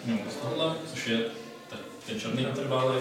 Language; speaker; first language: Czech; native; Czech